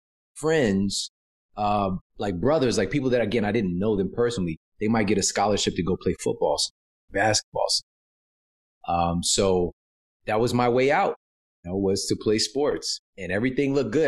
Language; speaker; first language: English; native; English